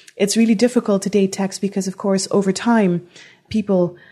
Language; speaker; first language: English; non-native, fluent; Dutch